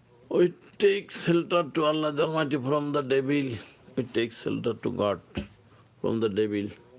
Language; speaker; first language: English; non-native, local second language; Bangla